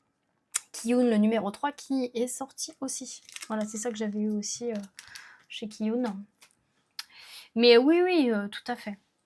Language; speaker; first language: French; native; French